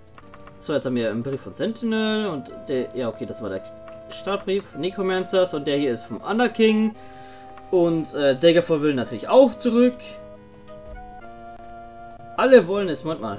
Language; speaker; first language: German; native; German